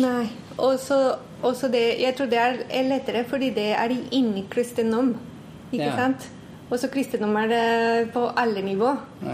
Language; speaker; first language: Norwegian; non-native, fluent; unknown